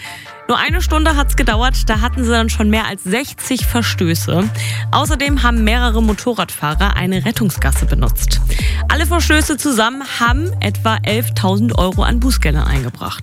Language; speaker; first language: German; native; German